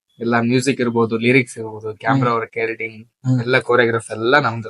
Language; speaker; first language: Kannada; native; Kannada